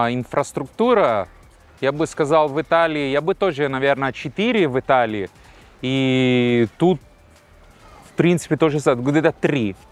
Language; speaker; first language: Russian; non-native, fluent; Italian